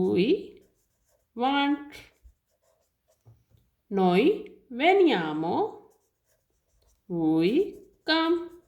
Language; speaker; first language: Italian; non-native, learner; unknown